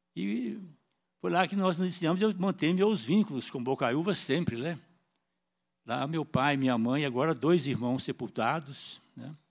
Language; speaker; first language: Portuguese; native; Portuguese